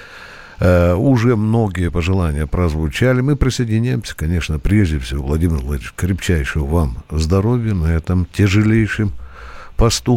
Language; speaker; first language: Russian; native; Russian